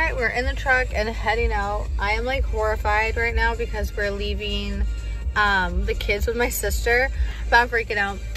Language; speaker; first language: English; native; English